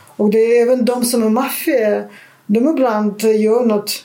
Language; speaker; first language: Swedish; non-native, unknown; Russian